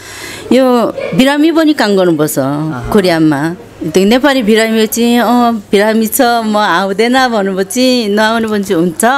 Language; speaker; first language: Nepali; non-native, learner; Korean